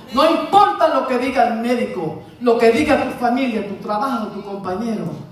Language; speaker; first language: Spanish; native; Spanish